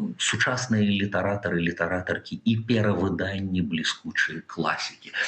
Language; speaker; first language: Belarusian; non-native, local second language; Russian